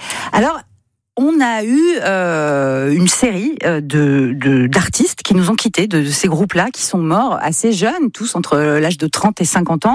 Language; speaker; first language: French; native; French